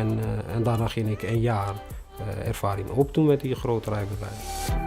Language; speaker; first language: Dutch; non-native, fluent; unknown